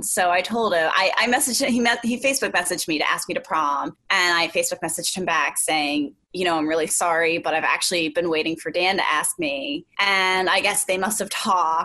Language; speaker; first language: English; native; English